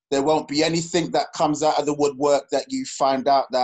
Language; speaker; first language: English; native; English